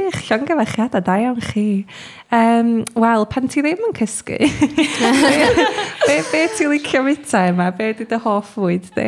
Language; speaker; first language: Welsh; native; Welsh